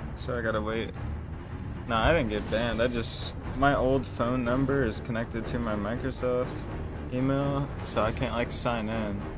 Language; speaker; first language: English; native; English